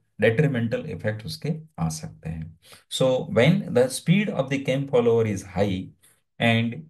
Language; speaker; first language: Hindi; non-native, local second language; Gujarati